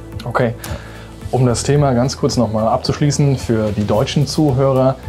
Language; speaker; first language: German; native; German